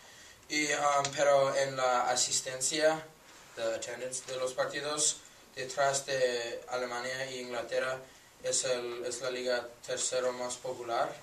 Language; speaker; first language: Spanish; non-native, learner; English